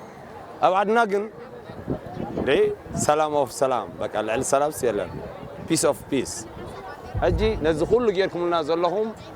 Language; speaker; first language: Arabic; non-native, learner; Tigrinya